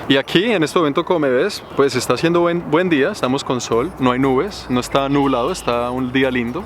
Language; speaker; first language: Spanish; native; Spanish